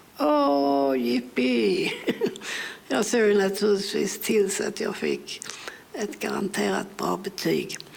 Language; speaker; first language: Swedish; early bilingual, other home language; English